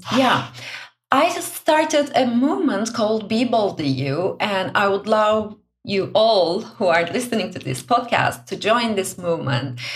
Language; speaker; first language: English; non-native, fluent; Turkish